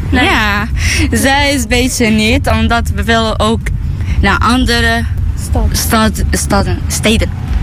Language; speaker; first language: Dutch; non-native, learner; Arabic